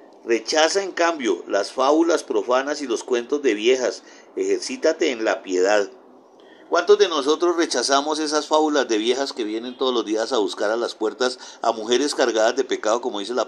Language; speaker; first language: Spanish; native; Spanish